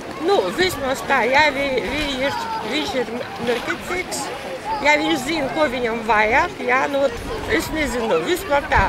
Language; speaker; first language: Latvian; non-native, local second language; Russian